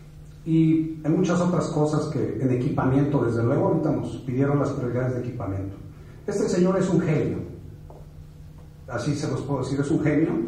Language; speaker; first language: Spanish; native; Spanish